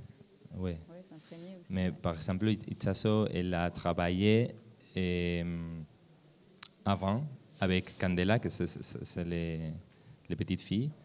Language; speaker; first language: French; non-native, learner; Spanish